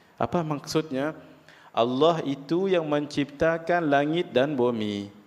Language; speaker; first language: Malay; native; Malay